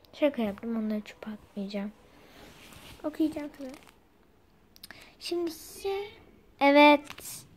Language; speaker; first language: Turkish; early bilingual, heritage; Turkish